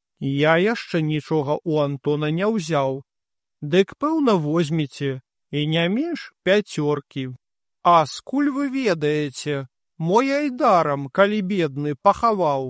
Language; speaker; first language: Belarusian; native; Belarusian